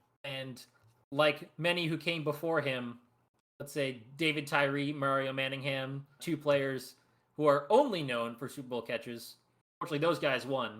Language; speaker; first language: English; native; English